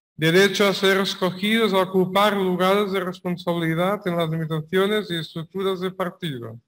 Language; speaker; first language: Spanish; native; Spanish